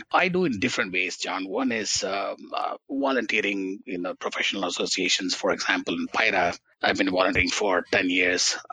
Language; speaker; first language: English; non-native, local second language; Tamil